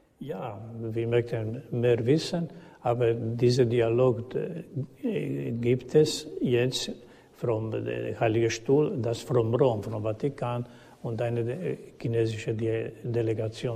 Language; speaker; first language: German; non-native, learner; Croatian